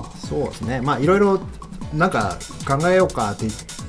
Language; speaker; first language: Japanese; native; Japanese